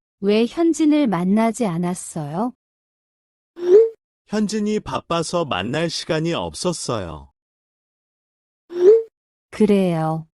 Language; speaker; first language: Korean; non-native, fluent; Turkish